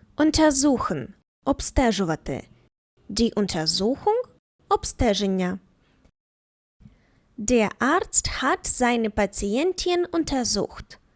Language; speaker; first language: German; non-native, fluent; Ukrainian